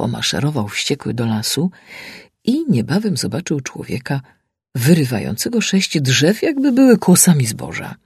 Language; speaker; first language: Polish; native; Polish